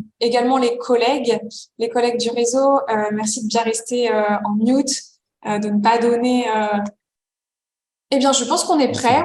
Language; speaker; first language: French; native; French